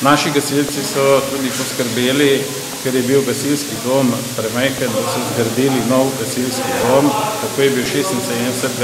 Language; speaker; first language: Slovenian; native; Slovenian